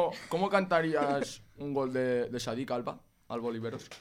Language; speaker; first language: Spanish; native; Spanish